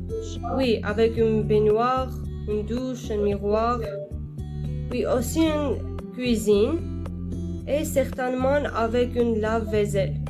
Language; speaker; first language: French; non-native, learner; Armenian